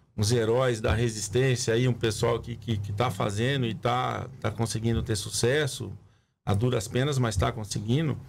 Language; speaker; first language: Portuguese; native; Portuguese